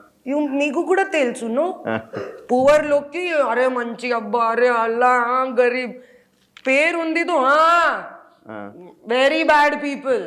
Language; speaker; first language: Telugu; non-native, learner; Hindi